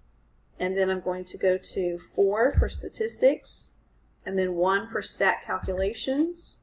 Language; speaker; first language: English; native; English